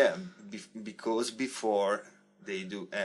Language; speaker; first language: English; non-native, learner; Italian